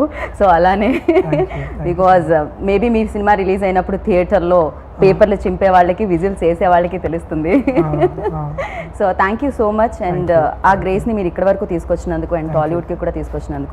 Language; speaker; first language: Telugu; native; Telugu